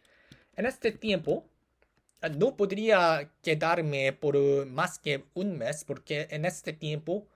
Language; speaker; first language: Spanish; non-native, learner; Korean